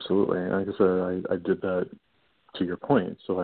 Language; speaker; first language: English; native; English